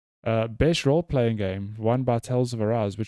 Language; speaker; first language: English; native; English